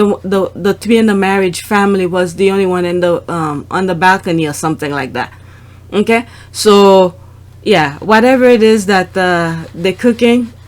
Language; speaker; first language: English; non-native, fluent; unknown